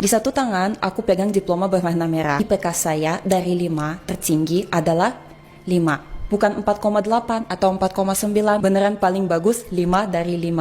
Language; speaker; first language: Indonesian; non-native, fluent; Russian